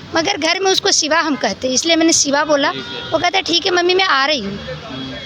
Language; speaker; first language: Hindi; native; Hindi